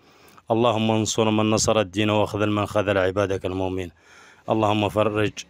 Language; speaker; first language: Arabic; native; Arabic